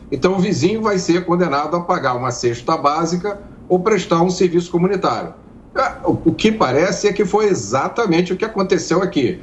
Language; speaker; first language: Portuguese; native; Portuguese